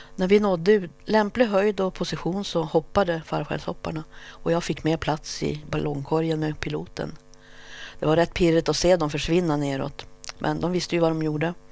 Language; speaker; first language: Swedish; native; Swedish